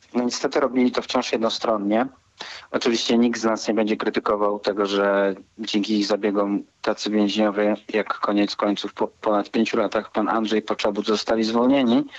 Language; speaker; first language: Polish; native; Polish